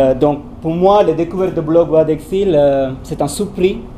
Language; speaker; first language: French; non-native, learner; Tamil